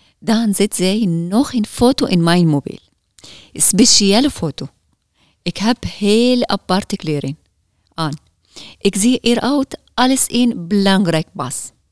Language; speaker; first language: Dutch; non-native, learner; Arabic